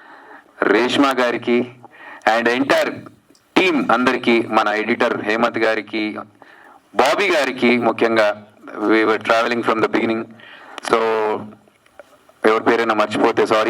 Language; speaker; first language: Telugu; native; Telugu